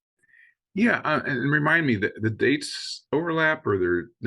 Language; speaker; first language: English; native; English